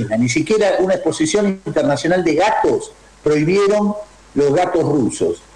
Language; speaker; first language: Spanish; native; Spanish